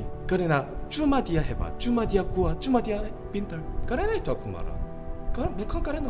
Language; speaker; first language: Indonesian; non-native, learner; Korean